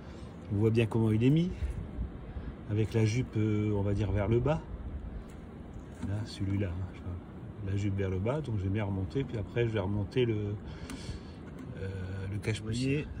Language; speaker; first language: French; native; French